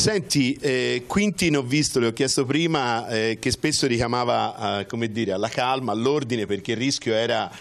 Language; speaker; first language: Italian; native; Italian